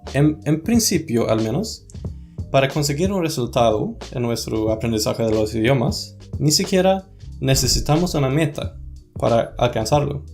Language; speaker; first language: Spanish; non-native, fluent; Swedish